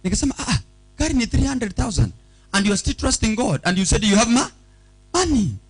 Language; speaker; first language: English; non-native, local second language; Swahili